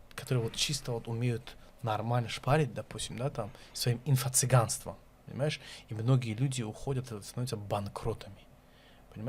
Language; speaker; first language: Russian; non-native, local second language; Tajik